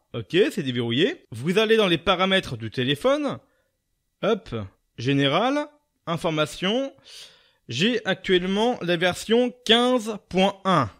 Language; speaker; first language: French; native; French